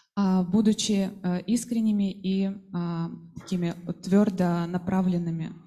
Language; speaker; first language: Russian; native; Russian